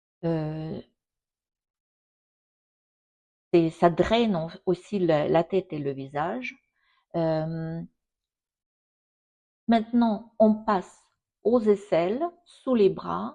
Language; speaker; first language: French; non-native, fluent; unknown